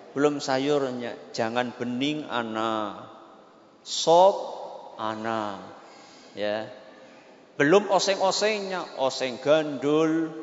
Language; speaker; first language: Indonesian; non-native, local second language; Javanese